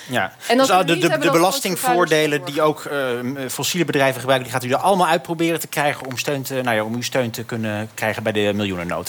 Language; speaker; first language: Dutch; native; Dutch